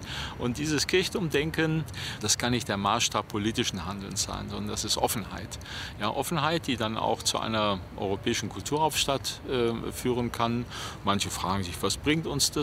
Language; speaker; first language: German; native; German